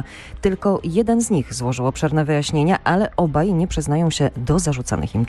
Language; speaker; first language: Polish; native; Polish